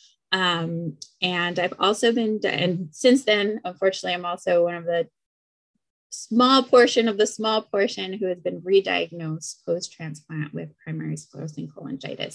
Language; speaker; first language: English; early bilingual, other home language; Spanish